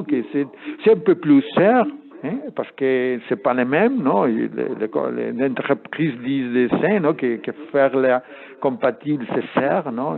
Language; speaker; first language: French; non-native, learner; Spanish